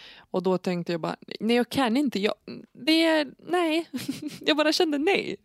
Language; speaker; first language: Swedish; non-native, fluent; Lithuanian